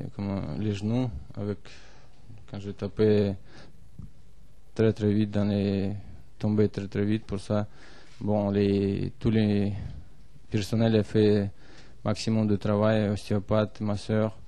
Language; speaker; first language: French; non-native, learner; Russian